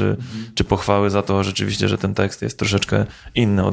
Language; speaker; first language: Polish; native; Polish